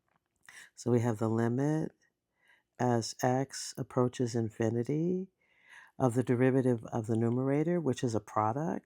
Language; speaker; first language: English; native; English